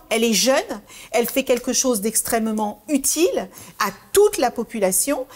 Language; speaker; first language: French; early bilingual, other home language; Kabuverdianu